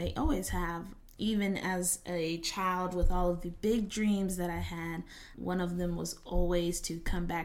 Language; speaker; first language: English; native; English